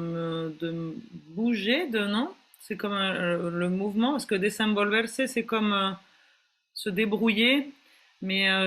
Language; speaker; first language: French; native; French